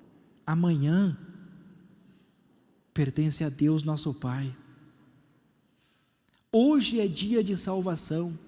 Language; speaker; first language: Portuguese; native; Portuguese